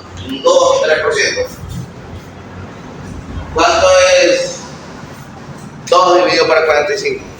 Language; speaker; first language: Spanish; native; Spanish